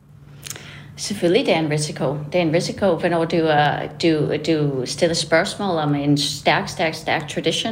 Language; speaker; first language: Danish; non-native, fluent; English